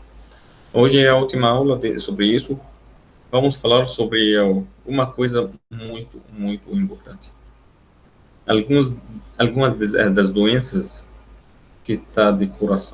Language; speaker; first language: Portuguese; non-native, learner; Arabic